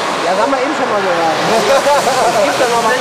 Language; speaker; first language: German; native; German